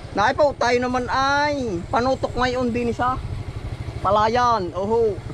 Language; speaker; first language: Filipino; native; Filipino